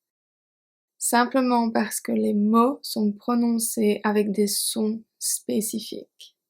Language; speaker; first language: French; native; French